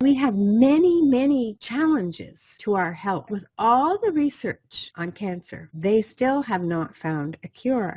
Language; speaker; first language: English; native; English